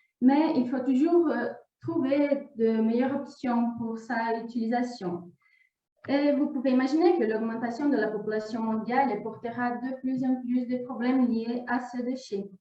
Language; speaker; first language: French; non-native, fluent; Portuguese